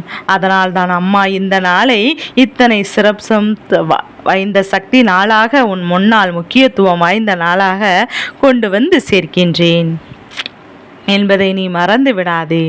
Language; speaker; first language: Tamil; native; Tamil